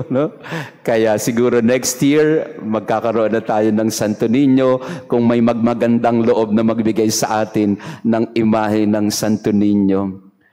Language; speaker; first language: Filipino; non-native, local second language; Bikol